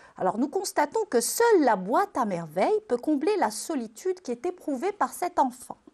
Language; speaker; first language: French; non-native, local second language; Arabic